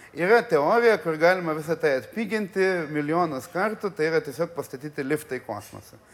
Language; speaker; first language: Lithuanian; early bilingual, other home language; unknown